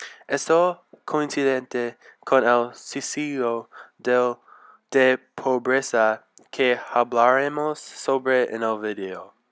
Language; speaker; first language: Spanish; non-native, learner; English